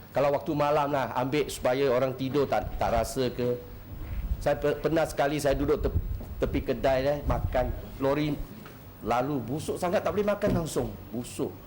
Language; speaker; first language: Malay; non-native, local second language; Chinese